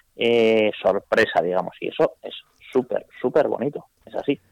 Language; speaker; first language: Spanish; native; Spanish